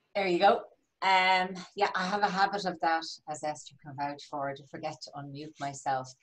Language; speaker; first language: English; native; English